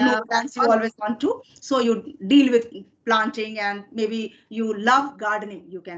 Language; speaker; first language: English; non-native, fluent; Hindi